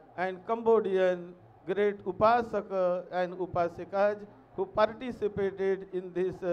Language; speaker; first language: English; non-native, local second language; Hindi